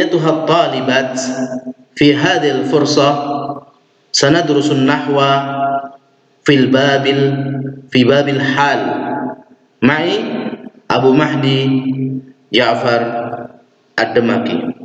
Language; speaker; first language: Arabic; non-native, fluent; Indonesian